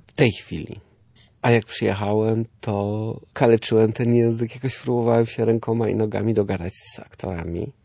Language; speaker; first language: Polish; early bilingual, heritage; Polish